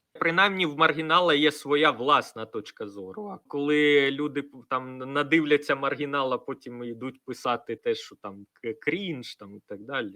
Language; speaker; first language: Ukrainian; native; Ukrainian